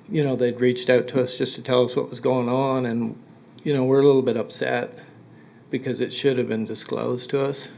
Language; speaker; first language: English; native; English